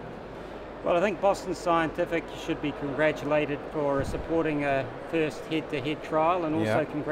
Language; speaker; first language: English; native; English